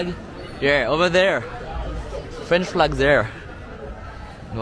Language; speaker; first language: English; non-native, learner; French